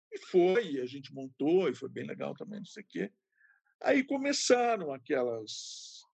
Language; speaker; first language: Portuguese; native; Portuguese